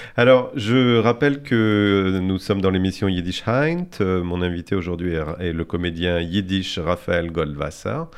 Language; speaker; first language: French; native; French